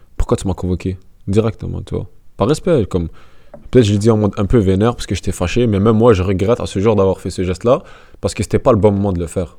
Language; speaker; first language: French; native; French